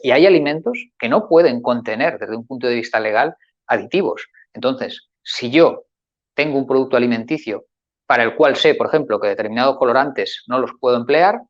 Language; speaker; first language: Spanish; native; Spanish